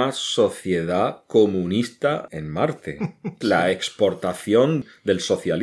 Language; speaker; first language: Spanish; native; Spanish